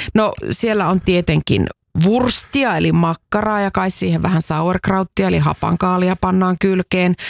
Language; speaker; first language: Finnish; native; Finnish